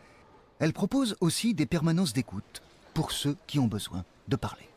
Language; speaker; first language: French; native; French